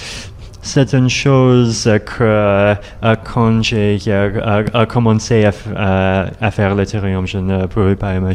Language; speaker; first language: French; non-native, learner; Russian